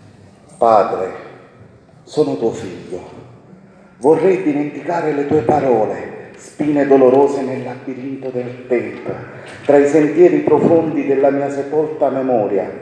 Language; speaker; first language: Italian; native; Italian